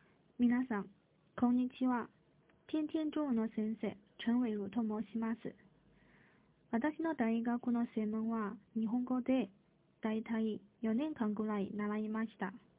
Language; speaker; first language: Japanese; non-native, fluent; Chinese